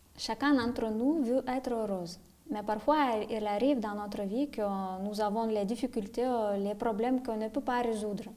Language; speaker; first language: French; non-native, fluent; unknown